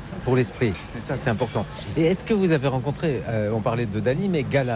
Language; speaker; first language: French; native; French